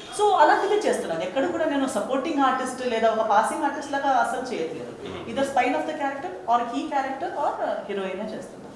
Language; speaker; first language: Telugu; non-native, fluent; Konkani